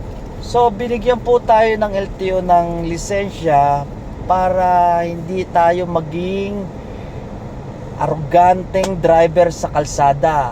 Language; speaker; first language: Filipino; native; Filipino